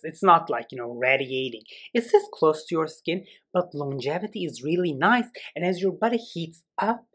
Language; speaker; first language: English; non-native, fluent; Turkish